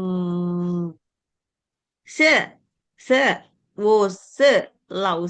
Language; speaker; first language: Chinese; non-native, learner; Indonesian